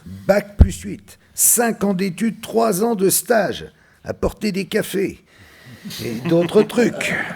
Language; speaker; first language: French; native; French